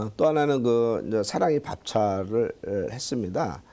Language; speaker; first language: Korean; native; Korean